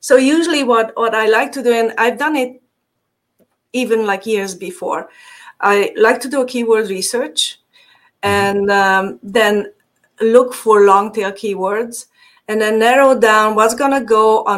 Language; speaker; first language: English; non-native, fluent; Hungarian